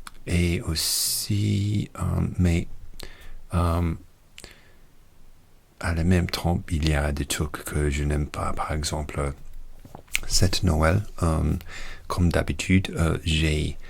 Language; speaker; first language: French; non-native, learner; English